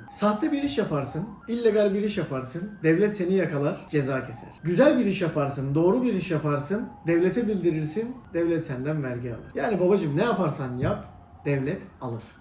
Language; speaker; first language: Turkish; native; Turkish